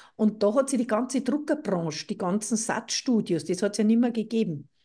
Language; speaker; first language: German; native; German